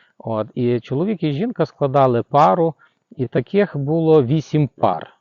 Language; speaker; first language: Ukrainian; native; Ukrainian